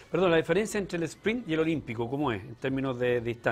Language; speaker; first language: Spanish; native; Spanish